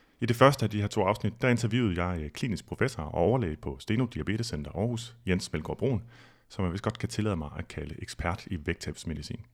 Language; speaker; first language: Danish; native; Danish